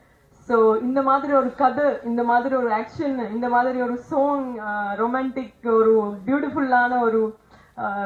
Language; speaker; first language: Tamil; non-native, fluent; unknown